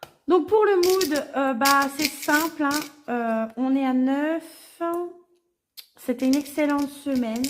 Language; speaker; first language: French; native; French